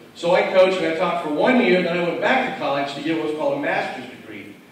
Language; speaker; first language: English; native; English